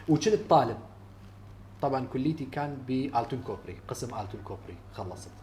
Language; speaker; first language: Arabic; native; Arabic